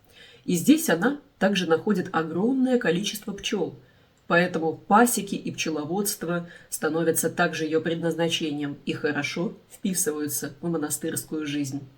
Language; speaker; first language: Russian; native; Russian